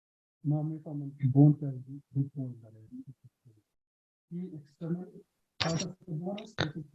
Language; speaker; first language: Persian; non-native, local second language; Pashto